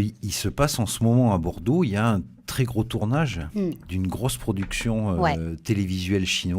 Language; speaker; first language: French; native; French